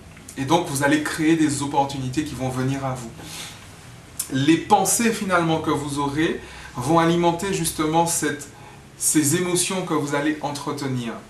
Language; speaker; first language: French; native; French